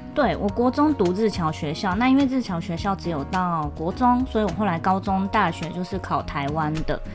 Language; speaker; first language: Chinese; early bilingual, other home language; Japanese